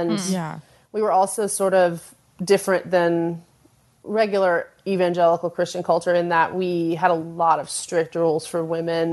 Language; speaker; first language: English; native; English